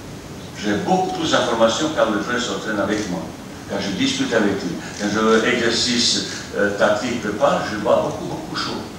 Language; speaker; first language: French; non-native, fluent; Bosnian